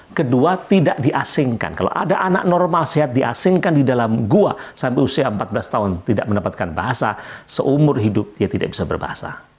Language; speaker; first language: Indonesian; non-native, local second language; Javanese